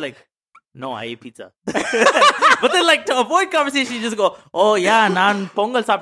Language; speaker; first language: English; early bilingual, other home language; Tamil